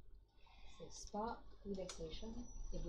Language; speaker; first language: French; native; French